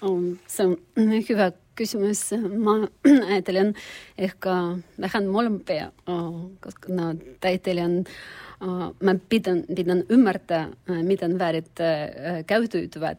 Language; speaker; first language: Finnish; non-native, learner; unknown